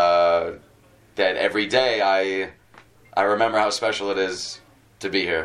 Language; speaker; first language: English; native; English